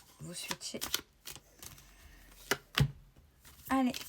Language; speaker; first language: French; native; French